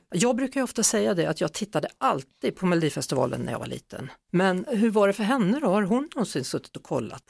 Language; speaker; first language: Swedish; native; Swedish